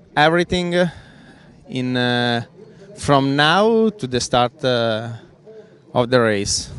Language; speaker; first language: English; non-native, fluent; Italian